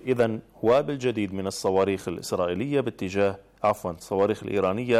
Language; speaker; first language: Arabic; native; Arabic